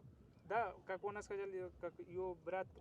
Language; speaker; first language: Russian; non-native, learner; Hindi